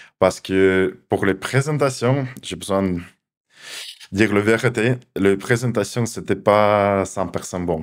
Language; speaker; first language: French; non-native, fluent; Russian